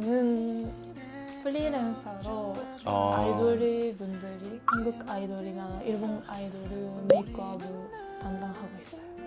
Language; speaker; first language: Korean; non-native, learner; Japanese